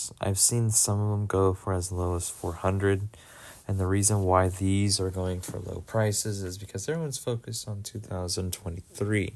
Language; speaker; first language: English; native; English